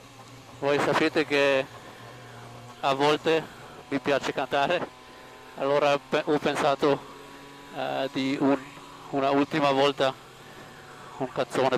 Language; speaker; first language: Italian; non-native, fluent; German